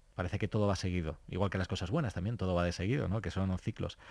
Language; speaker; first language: Spanish; native; Spanish